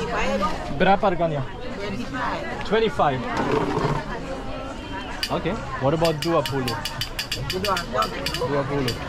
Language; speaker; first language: Indonesian; non-native, learner; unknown